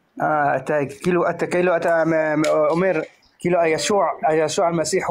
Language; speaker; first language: Hebrew; non-native, local second language; Arabic